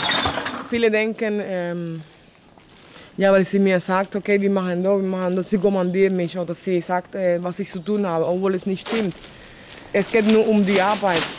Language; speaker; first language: German; non-native, fluent; Spanish